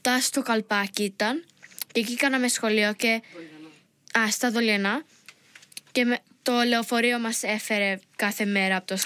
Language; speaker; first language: Greek; early bilingual, heritage; Greek